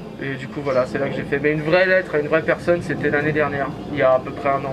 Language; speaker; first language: French; native; French